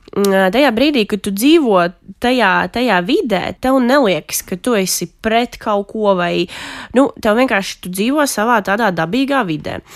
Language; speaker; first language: Latvian; non-native, local second language; Russian